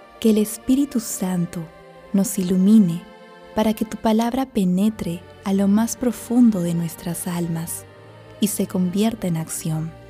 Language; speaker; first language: Spanish; native; Spanish